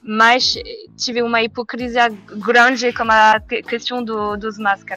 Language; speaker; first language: Portuguese; non-native, learner; French